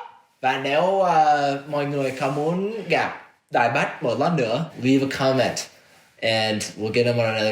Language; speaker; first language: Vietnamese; non-native, learner; English